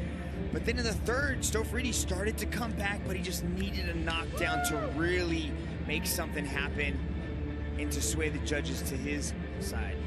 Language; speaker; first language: English; native; English